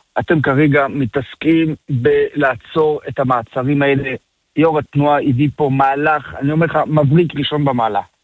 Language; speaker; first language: Hebrew; early bilingual, other home language; French